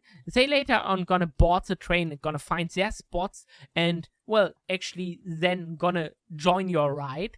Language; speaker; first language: English; non-native, fluent; German